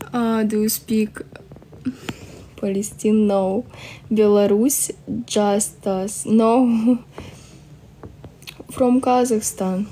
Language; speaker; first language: English; non-native, learner; Russian